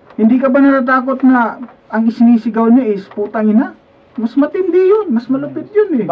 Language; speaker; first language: Filipino; non-native, local second language; Cebuano